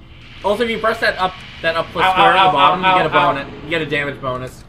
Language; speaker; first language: English; native; English